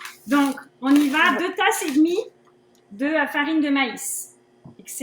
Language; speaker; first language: French; native; French